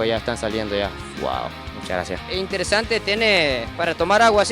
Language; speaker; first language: Spanish; non-native, fluent; Japanese